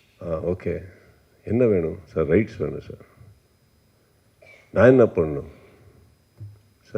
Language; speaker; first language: Tamil; non-native, learner; Kannada